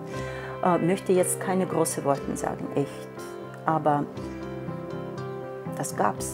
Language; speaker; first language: German; non-native, fluent; Russian